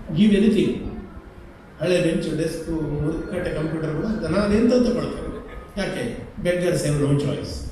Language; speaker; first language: Kannada; non-native, local second language; Konkani